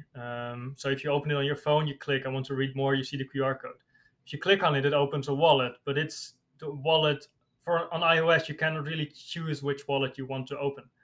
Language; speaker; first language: English; non-native, fluent; Dutch